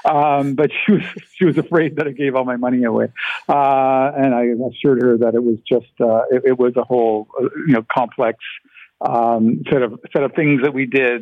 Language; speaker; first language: English; non-native, fluent; Ukrainian